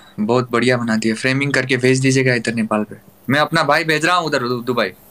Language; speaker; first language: Hindi; non-native, learner; Nepali